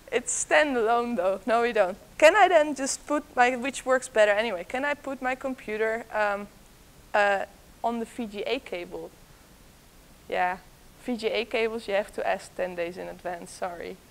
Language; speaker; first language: English; non-native, fluent; Dutch